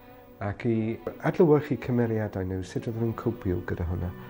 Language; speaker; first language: Welsh; non-native, fluent; English